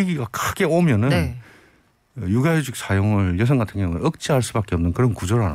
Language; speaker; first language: Korean; native; Korean